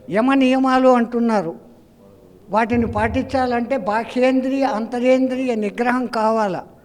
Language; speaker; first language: Telugu; non-native, fluent; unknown